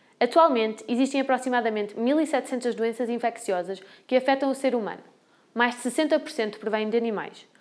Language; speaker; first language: Portuguese; native; Portuguese